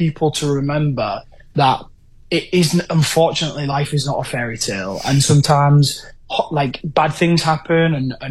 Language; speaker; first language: English; native; English